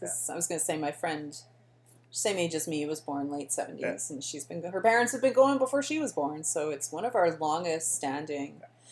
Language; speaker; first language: English; native; English